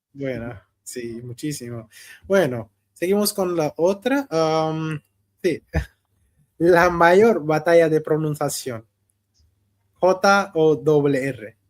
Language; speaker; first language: Spanish; non-native, fluent; Hindi